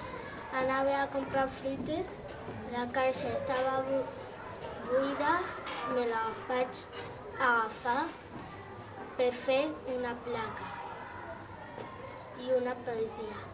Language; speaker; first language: Catalan; early bilingual, other home language; Arabic